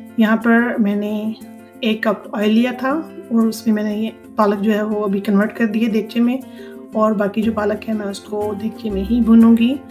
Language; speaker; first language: Urdu; native; Urdu